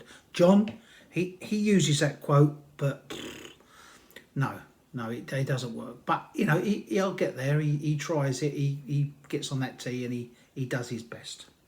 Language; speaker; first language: English; native; English